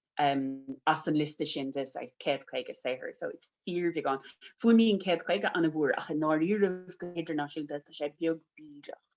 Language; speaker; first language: Irish; native; Irish